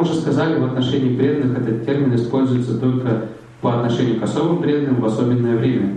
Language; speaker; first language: Russian; native; Russian